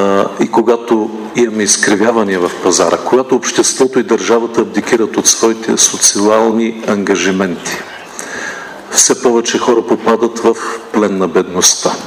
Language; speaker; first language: Bulgarian; native; Bulgarian